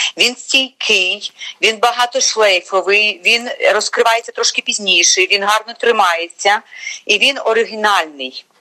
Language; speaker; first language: Ukrainian; native; Ukrainian